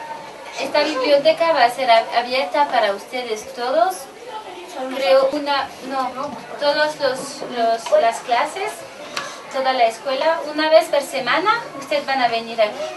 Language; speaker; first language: Spanish; non-native, learner; French